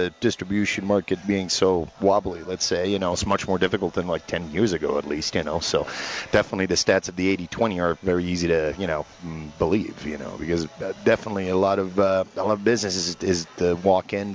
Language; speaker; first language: English; non-native, fluent; Italian